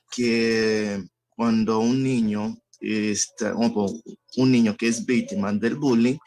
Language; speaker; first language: Spanish; early bilingual, other home language; Haitian Creole